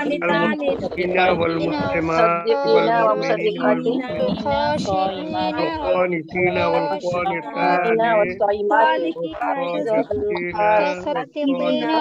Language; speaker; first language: Arabic; non-native, learner; Bangla